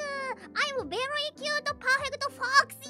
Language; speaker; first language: English; non-native, learner; Japanese